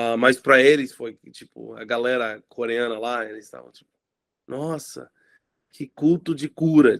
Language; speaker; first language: Portuguese; non-native, fluent; English